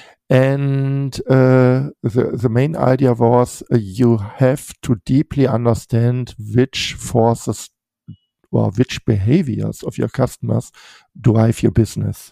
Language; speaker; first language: English; non-native, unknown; German